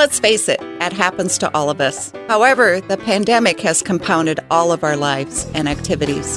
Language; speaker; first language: English; native; English